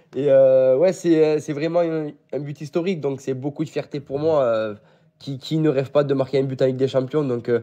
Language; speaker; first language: French; native; French